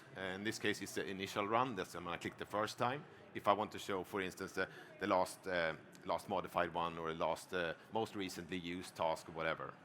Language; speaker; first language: English; non-native, fluent; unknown